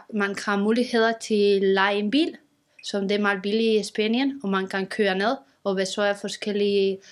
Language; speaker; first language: Danish; non-native, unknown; Spanish